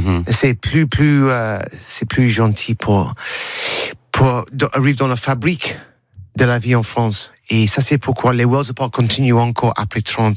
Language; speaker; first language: French; non-native, learner; English